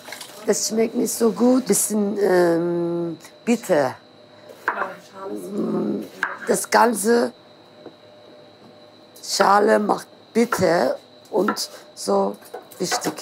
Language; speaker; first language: German; non-native, learner; Turkish